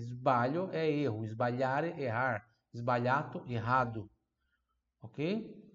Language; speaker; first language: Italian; non-native, fluent; Portuguese